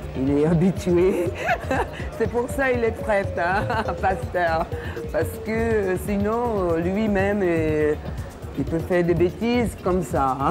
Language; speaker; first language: French; non-native, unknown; English